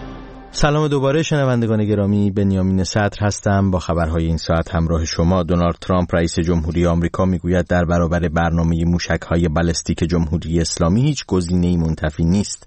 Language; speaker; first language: Persian; native; Persian